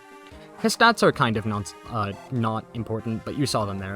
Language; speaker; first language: English; native; English